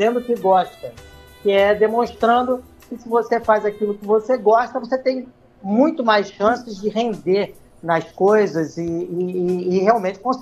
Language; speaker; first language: Portuguese; native; Portuguese